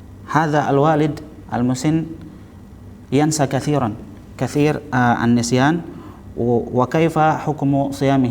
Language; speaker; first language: Arabic; non-native, fluent; Indonesian